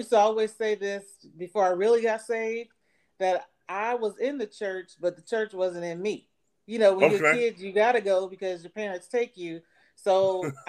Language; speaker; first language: English; native; English